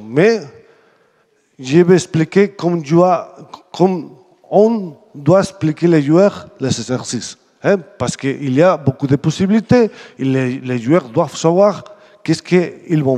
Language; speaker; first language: French; non-native, fluent; Spanish